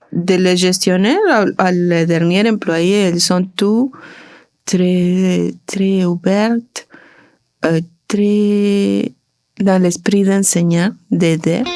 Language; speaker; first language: French; non-native, learner; Spanish